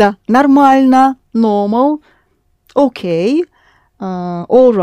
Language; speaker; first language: Russian; non-native, fluent; English